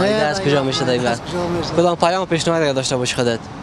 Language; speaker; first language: Persian; native; Persian